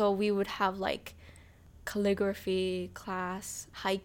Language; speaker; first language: English; non-native, fluent; Japanese